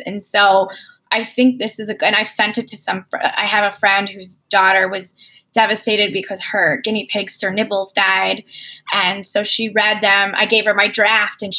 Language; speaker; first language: English; native; English